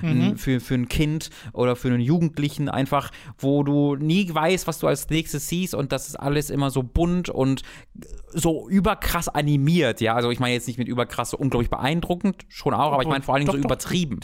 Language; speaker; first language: German; native; German